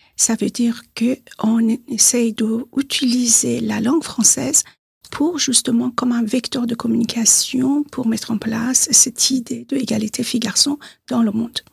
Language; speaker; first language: French; non-native, fluent; Persian